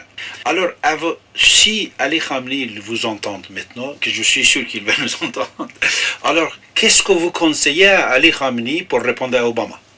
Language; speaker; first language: French; non-native, fluent; Persian